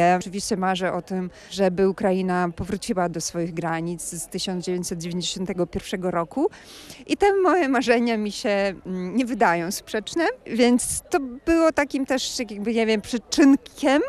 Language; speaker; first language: Polish; non-native, fluent; Ukrainian